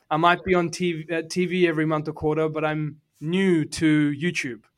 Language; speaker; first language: English; native; English